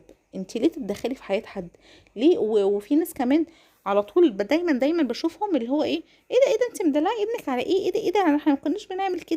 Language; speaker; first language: Arabic; native; Arabic